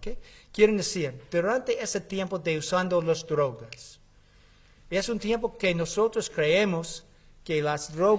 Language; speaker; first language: Spanish; non-native, learner; English